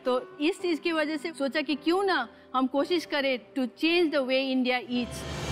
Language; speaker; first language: Hindi; non-native, local second language; Nepali